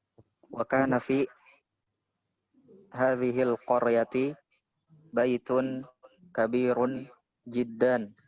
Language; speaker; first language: Arabic; non-native, learner; Indonesian